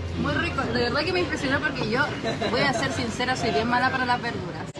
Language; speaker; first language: Spanish; native; Spanish